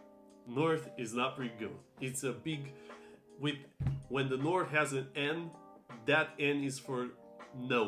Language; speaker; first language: English; non-native, fluent; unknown